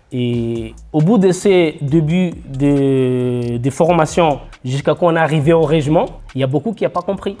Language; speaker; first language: French; non-native, local second language; Malagasy